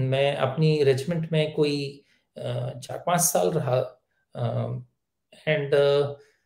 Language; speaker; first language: Hindi; native; Hindi